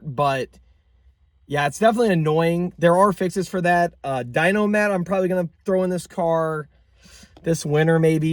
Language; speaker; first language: English; native; English